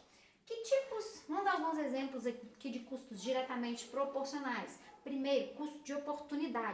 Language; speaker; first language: Portuguese; native; Portuguese